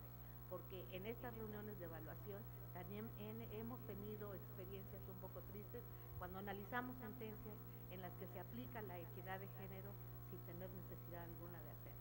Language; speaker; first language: Spanish; native; Spanish